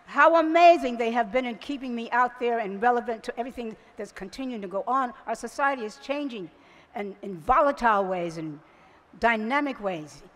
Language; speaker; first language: English; native; English